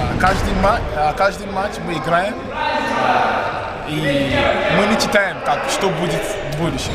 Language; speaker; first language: Russian; non-native, learner; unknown